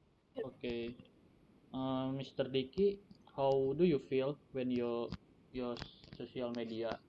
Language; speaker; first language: English; non-native, learner; Indonesian